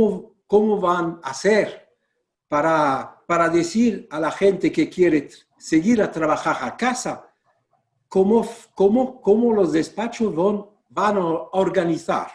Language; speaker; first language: Spanish; non-native, fluent; French